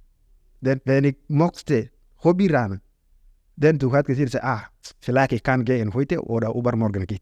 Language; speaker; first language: German; non-native, learner; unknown